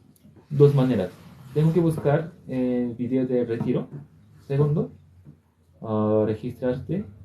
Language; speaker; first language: Spanish; non-native, learner; Korean